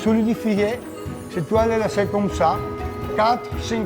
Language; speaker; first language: French; non-native, learner; Italian